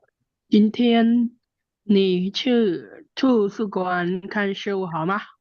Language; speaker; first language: Chinese; non-native, learner; Khmer